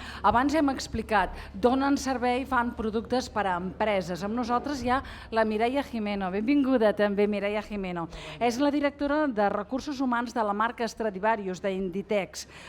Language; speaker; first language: Catalan; native; Catalan